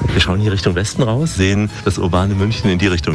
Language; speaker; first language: German; native; German